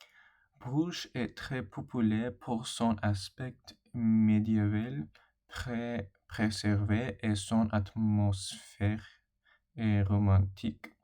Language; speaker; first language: French; non-native, learner; English